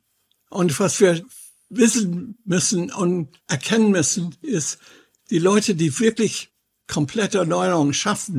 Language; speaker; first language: German; non-native, fluent; English